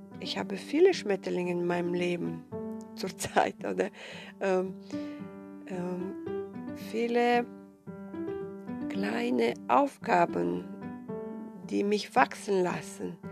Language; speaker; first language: German; non-native, fluent; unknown